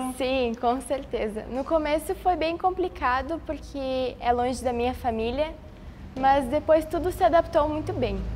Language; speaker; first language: Portuguese; early bilingual, other home language; Spanish